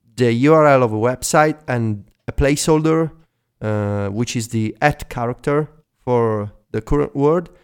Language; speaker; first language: English; non-native, fluent; Italian